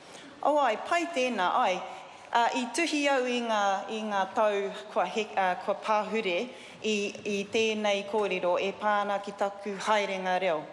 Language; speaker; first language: Māori; non-native, learner; English